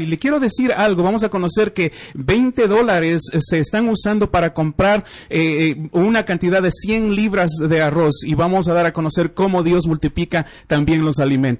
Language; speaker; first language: Spanish; native; Spanish